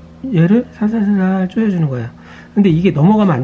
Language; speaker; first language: Korean; native; Korean